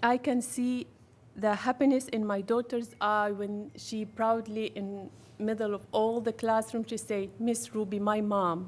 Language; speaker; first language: English; non-native, fluent; Arabic